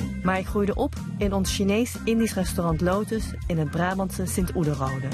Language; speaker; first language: Dutch; early bilingual, other home language; Cantonese